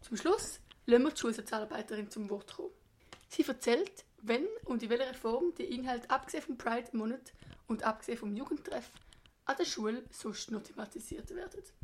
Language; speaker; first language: German; native; German